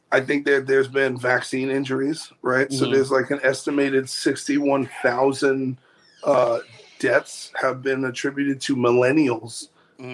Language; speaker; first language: English; native; English